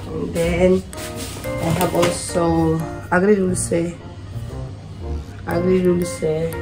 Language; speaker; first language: English; non-native, local second language; Filipino